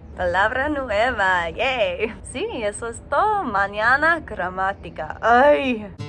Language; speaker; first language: Spanish; non-native, learner; English